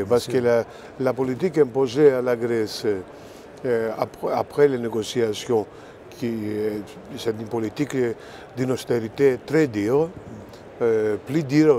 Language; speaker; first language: French; non-native, fluent; Greek